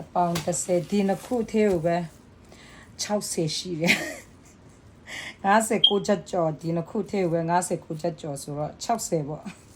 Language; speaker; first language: Burmese; non-native, local second language; Kachin